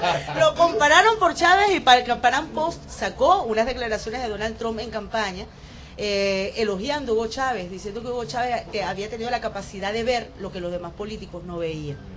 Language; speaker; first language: Spanish; native; Spanish